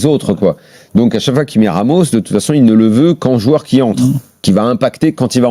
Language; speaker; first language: French; native; French